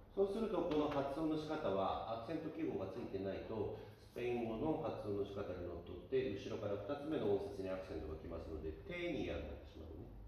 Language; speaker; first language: Japanese; native; Japanese